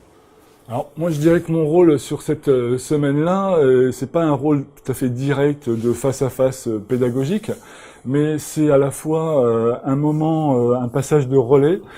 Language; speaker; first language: French; native; French